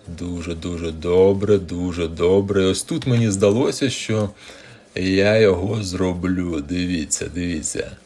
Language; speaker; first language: Ukrainian; non-native, local second language; Russian